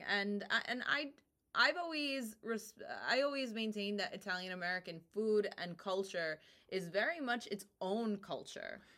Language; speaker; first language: English; early bilingual, other home language; Italian